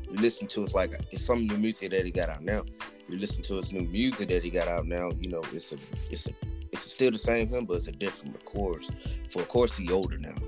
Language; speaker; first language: English; native; English